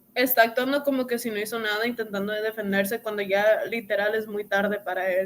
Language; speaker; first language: Spanish; early bilingual, heritage; Spanish